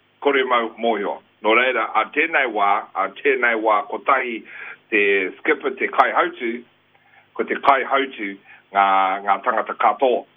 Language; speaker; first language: Māori; non-native, local second language; English